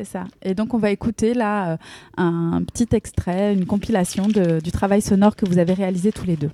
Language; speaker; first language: French; native; French